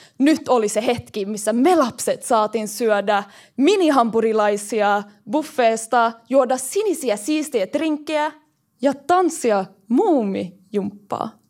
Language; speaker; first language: Finnish; early bilingual, heritage; Swedish